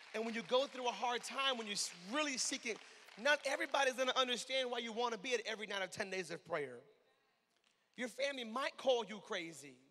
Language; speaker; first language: English; native; English